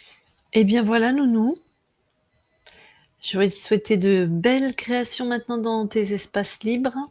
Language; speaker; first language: French; native; French